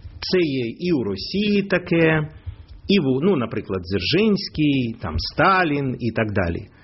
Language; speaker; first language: Ukrainian; non-native, local second language; Russian